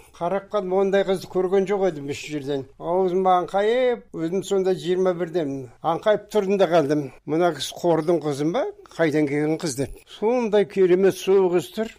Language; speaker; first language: Kazakh; native; Kazakh